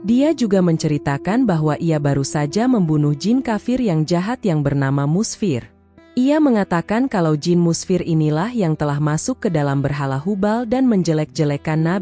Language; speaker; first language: Indonesian; native; Indonesian